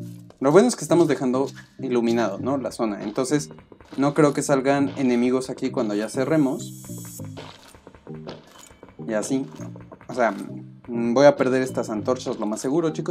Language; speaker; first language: Spanish; native; Spanish